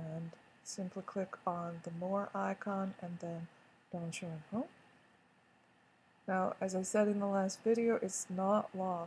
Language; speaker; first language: English; native; English